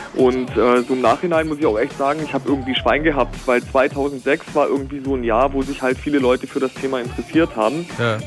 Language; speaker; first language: German; native; German